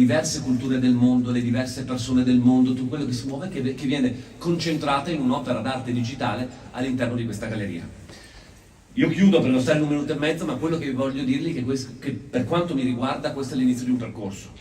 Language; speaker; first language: Italian; native; Italian